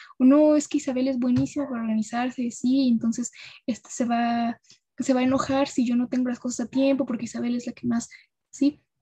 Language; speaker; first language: Spanish; native; Spanish